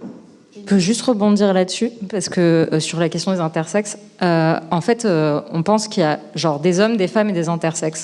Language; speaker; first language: French; native; French